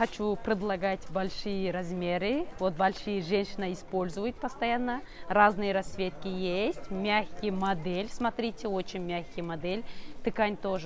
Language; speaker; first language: Russian; non-native, learner; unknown